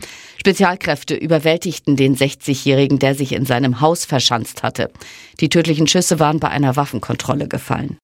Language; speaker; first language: German; native; German